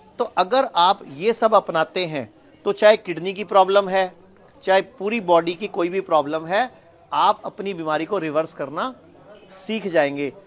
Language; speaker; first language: Hindi; native; Hindi